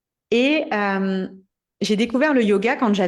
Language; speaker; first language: French; native; French